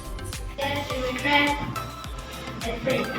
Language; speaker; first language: English; non-native, learner; Indonesian